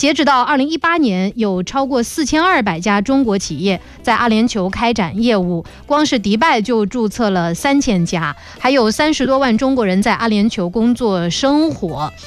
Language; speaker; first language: Chinese; native; Chinese